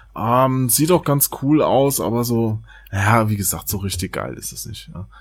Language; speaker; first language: German; native; German